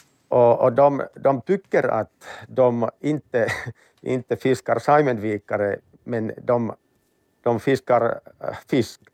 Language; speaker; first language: Swedish; non-native, learner; Finnish